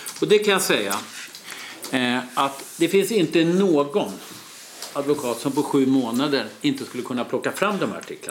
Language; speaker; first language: Swedish; native; Swedish